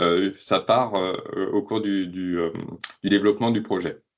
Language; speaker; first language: French; native; French